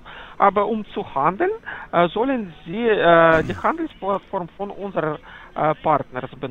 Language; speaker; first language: German; non-native, fluent; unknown